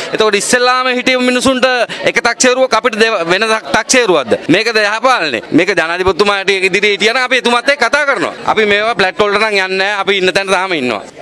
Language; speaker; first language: Sinhala; native; Sinhala